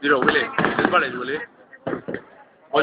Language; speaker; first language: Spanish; non-native, local second language; Catalan